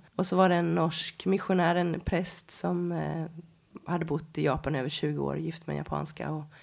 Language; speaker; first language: Swedish; native; Swedish